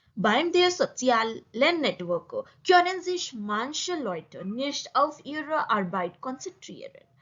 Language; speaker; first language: German; non-native, learner; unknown